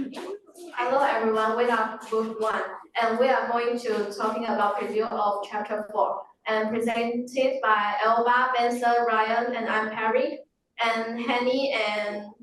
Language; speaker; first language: English; non-native, learner; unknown